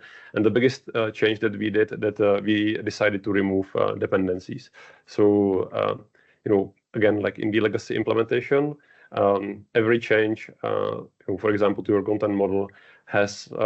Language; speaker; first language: English; non-native, fluent; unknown